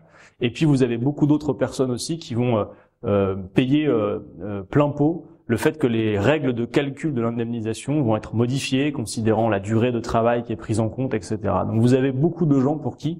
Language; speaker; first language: French; native; French